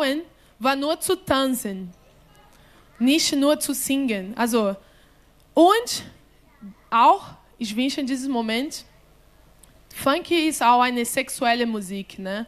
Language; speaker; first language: German; non-native, learner; Portuguese